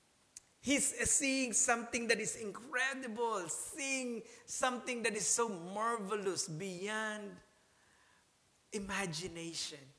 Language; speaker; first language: English; non-native, local second language; Filipino